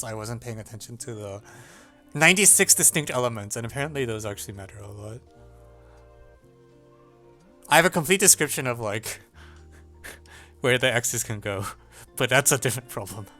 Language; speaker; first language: English; native; English